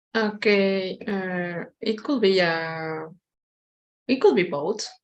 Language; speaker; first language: English; non-native, learner; Spanish